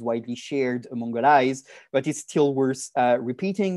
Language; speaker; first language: English; non-native, fluent; French